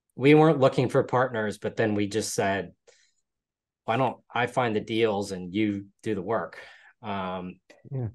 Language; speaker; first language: English; native; English